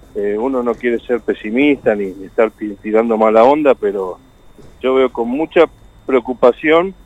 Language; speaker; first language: Spanish; native; Spanish